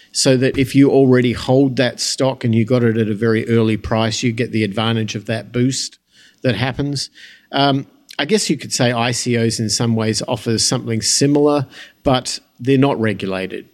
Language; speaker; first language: English; native; English